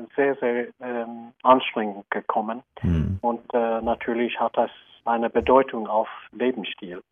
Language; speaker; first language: German; non-native, fluent; English